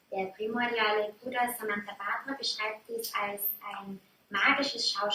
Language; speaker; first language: German; native; German